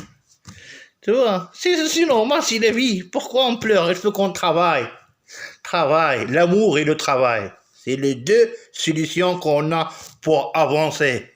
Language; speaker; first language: French; non-native, local second language; Arabic